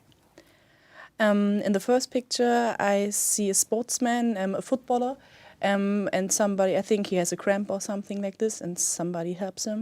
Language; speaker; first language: English; non-native, fluent; German